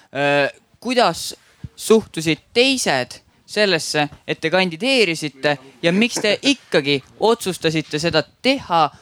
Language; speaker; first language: Estonian; native; Estonian